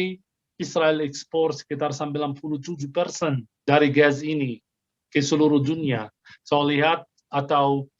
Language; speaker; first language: Indonesian; non-native, fluent; Arabic